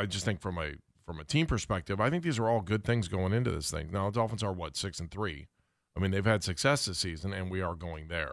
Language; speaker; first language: English; native; English